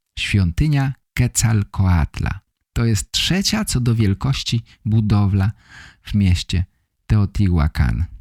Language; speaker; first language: Polish; native; Polish